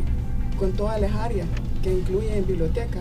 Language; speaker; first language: Spanish; native; Spanish